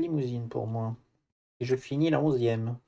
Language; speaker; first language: French; native; French